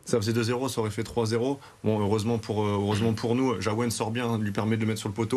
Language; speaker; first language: French; native; French